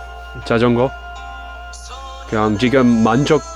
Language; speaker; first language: Korean; non-native, learner; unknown